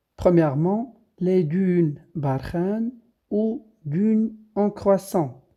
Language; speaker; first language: French; non-native, local second language; Arabic